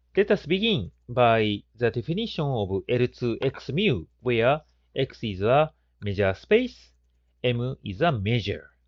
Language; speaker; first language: English; non-native, fluent; Japanese